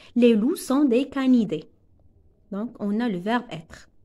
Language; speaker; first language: French; non-native, local second language; Arabic